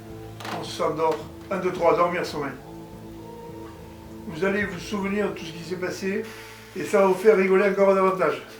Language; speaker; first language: French; native; French